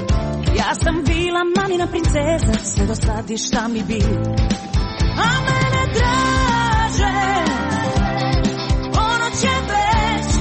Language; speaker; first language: Serbian; native; Serbian